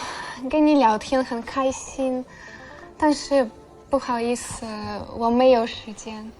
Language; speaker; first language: Chinese; non-native, fluent; Russian